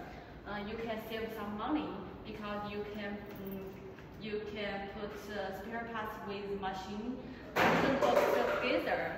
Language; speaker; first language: English; non-native, learner; Chinese